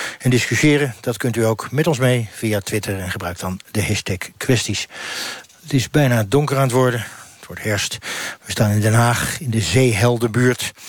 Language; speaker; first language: Dutch; native; Dutch